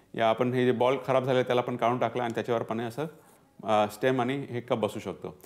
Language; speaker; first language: Marathi; non-native, local second language; Punjabi